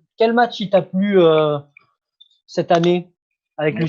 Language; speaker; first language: French; native; French